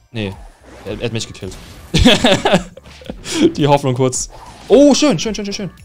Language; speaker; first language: German; native; German